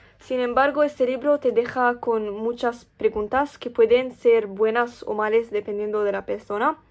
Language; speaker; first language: Spanish; non-native, learner; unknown